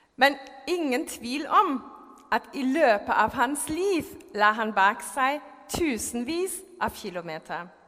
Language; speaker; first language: Norwegian; non-native, fluent; German